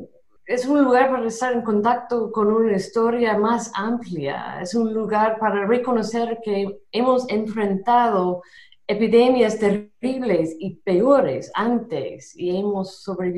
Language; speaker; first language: Spanish; non-native, fluent; English